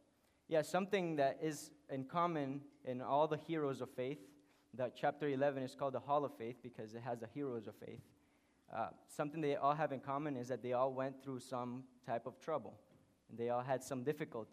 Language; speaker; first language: English; non-native, fluent; Spanish